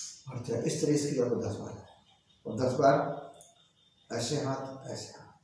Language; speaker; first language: Hindi; native; Hindi